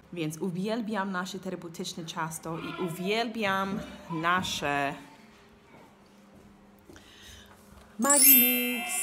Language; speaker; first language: Polish; non-native, learner; English